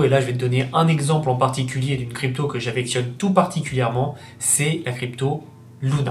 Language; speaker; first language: French; native; French